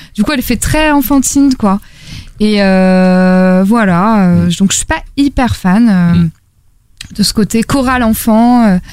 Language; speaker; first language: French; native; French